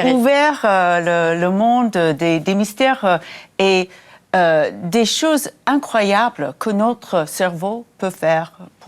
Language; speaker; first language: French; non-native, fluent; English